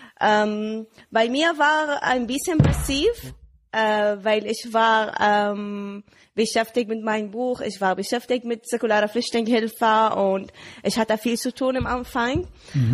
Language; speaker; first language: German; non-native, learner; Arabic